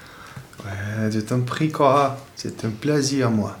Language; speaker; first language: French; non-native, fluent; Portuguese